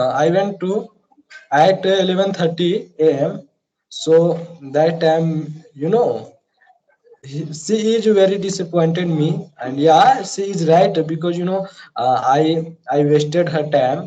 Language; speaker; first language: English; non-native, learner; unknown